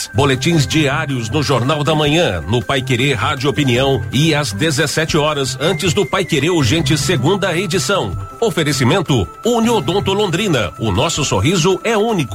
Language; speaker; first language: Portuguese; native; Portuguese